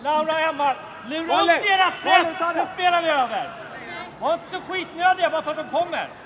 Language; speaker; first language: Swedish; native; Swedish